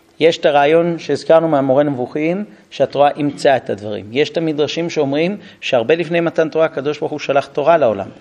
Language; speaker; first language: Hebrew; non-native, fluent; English